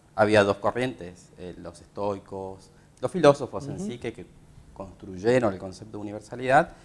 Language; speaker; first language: Spanish; native; Spanish